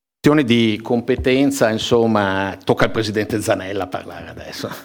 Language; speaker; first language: Italian; native; Italian